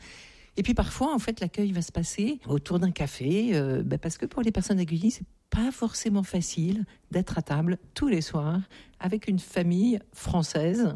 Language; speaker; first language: French; native; French